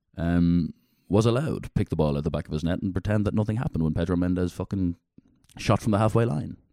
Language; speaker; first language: English; native; English